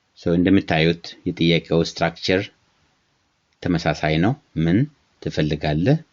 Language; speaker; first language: Amharic; non-native, local second language; Oromo